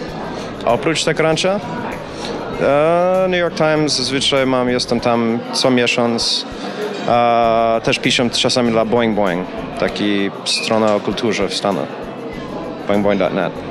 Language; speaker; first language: Polish; non-native, learner; English